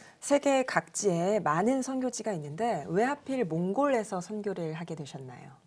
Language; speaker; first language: Korean; native; Korean